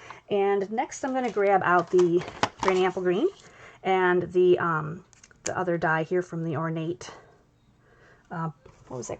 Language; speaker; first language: English; native; English